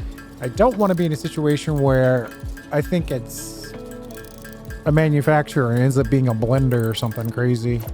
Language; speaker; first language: English; native; English